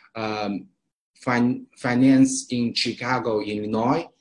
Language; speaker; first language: English; non-native, fluent; Chinese